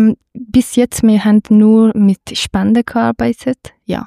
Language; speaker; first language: German; non-native, fluent; Persian